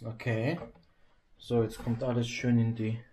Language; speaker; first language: German; native; German